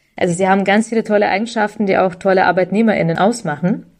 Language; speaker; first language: German; early bilingual, other home language; Russian